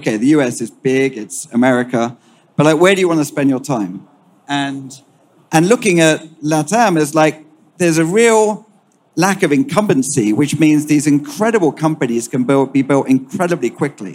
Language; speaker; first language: English; native; English